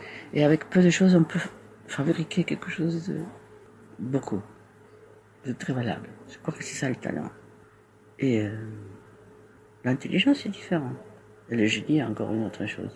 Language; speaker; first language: French; non-native, fluent; Spanish